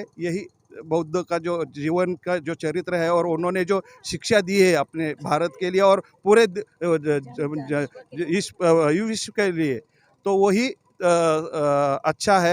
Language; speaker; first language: Hindi; native; Hindi